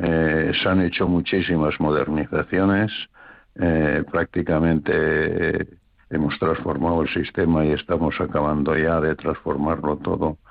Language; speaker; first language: Spanish; native; Spanish